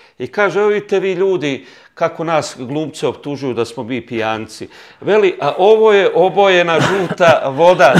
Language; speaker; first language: Croatian; native; Croatian